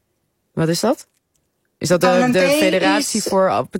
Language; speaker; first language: Dutch; native; Dutch